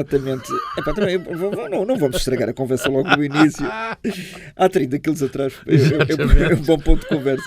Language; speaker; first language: Portuguese; native; Portuguese